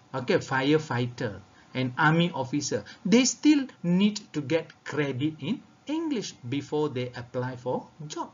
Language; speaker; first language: English; non-native, local second language; Tamil